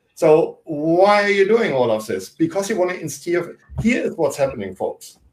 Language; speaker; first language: English; non-native, fluent; German